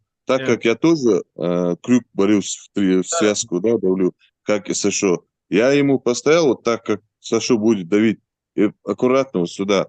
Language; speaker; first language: Russian; native; Russian